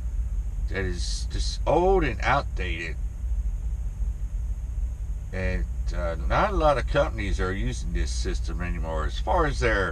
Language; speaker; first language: English; native; English